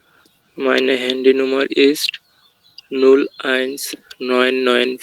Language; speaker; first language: German; non-native, learner; Bangla